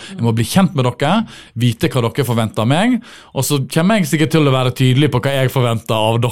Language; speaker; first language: Norwegian; native; Norwegian